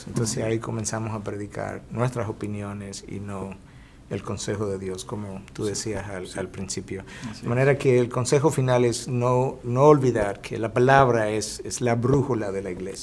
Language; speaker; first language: Spanish; native; Spanish